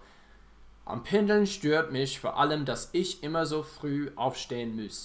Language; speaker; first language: German; non-native, fluent; English